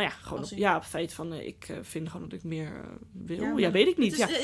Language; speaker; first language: Dutch; native; Dutch